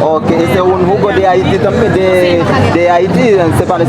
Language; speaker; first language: Spanish; non-native, learner; Haitian Creole